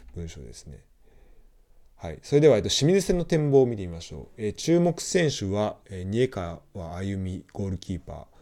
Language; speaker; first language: Japanese; native; Japanese